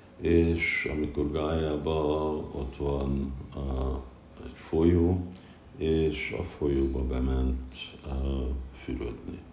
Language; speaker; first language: Hungarian; early bilingual, heritage; Hungarian